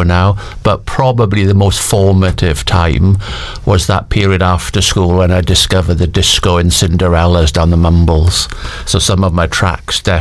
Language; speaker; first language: English; native; English